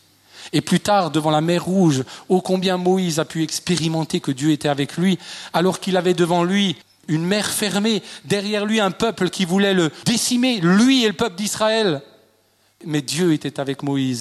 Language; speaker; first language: French; native; French